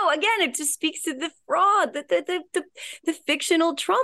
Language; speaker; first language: English; native; English